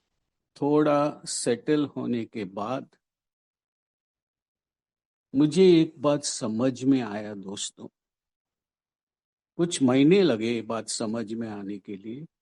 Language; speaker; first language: Hindi; non-native, local second language; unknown